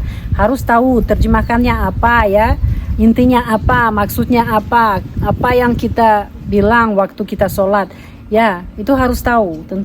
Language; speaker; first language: Indonesian; non-native, fluent; Russian